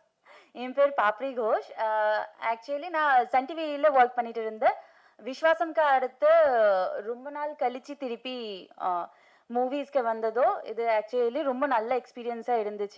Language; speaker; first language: Tamil; non-native, fluent; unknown